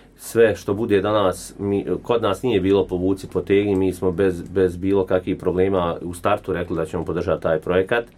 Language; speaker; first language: Croatian; native; Croatian